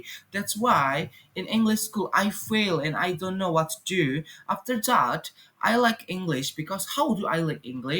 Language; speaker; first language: English; non-native, fluent; Indonesian